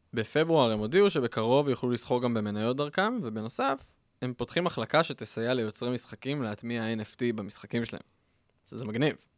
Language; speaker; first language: Hebrew; native; Hebrew